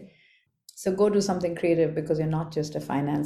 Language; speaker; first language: English; non-native, local second language; Bangla